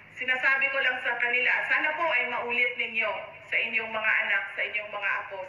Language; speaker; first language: Filipino; non-native, local second language; Cebuano